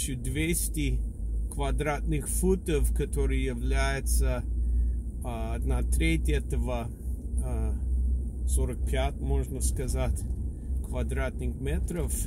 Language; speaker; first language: Russian; non-native, learner; English